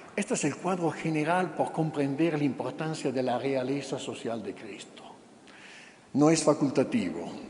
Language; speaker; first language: Spanish; non-native, fluent; Italian